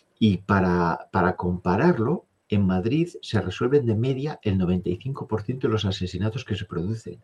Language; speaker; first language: Spanish; native; Spanish